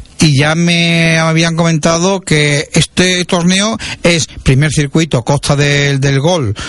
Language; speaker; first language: Spanish; native; Spanish